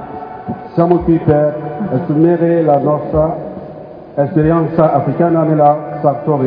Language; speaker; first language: Italian; non-native, learner; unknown